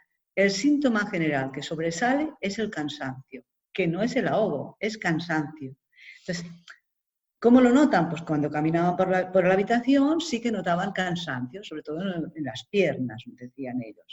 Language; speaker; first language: Spanish; native; Spanish